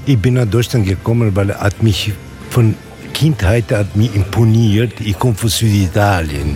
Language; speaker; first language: German; non-native, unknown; Italian